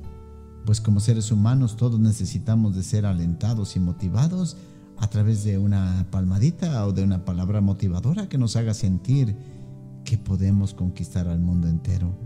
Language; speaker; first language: Spanish; native; Spanish